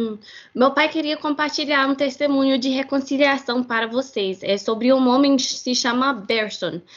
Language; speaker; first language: Portuguese; non-native, fluent; English